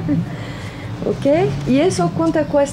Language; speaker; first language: Spanish; non-native, fluent; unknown